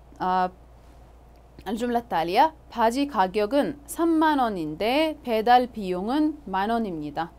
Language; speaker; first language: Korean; non-native, fluent; Arabic